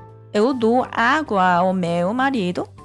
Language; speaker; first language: Portuguese; non-native, learner; Korean